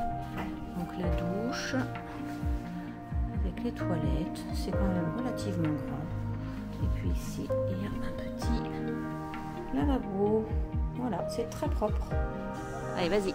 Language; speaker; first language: French; native; French